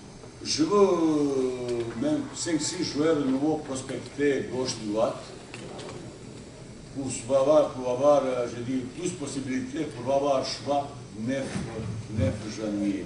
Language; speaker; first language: French; non-native, fluent; Bosnian